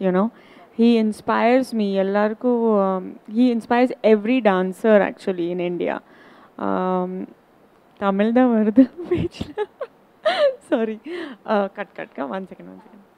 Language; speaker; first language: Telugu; non-native, learner; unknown